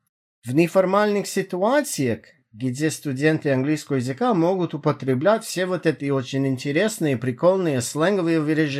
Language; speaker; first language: Russian; non-native, fluent; English